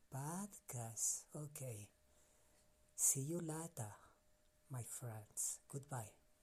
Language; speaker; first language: English; non-native, learner; Spanish